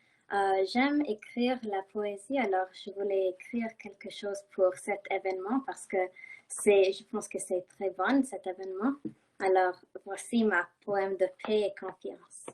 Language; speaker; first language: French; non-native, local second language; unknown